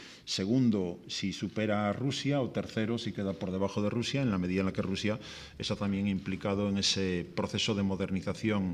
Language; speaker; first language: Spanish; native; Spanish